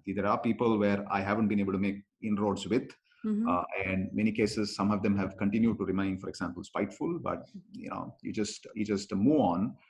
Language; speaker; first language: English; non-native, local second language; Kannada